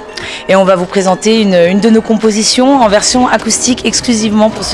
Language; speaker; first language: French; native; French